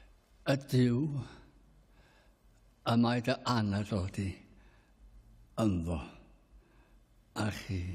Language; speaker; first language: Welsh; native; Welsh